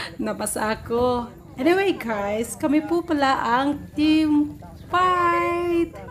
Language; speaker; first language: Filipino; non-native, local second language; Bikol